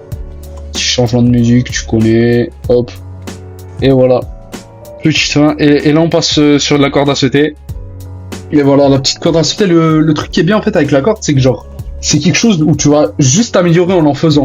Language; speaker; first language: French; native; French